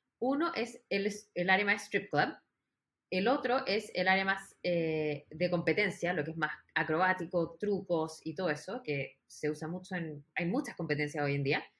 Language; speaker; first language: Spanish; native; Spanish